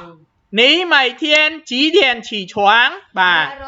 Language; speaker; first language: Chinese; non-native, fluent; Khmer